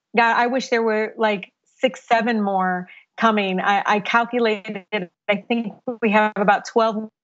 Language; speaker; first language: English; native; English